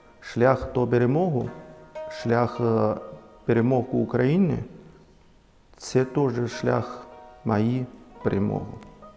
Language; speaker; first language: Ukrainian; non-native, learner; Chinese